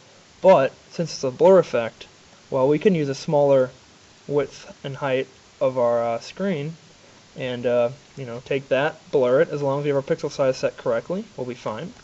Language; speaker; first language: English; native; English